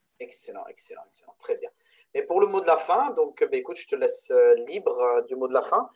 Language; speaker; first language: French; non-native, local second language; Arabic